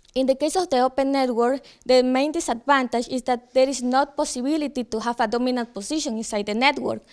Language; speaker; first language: English; non-native, fluent; Ukrainian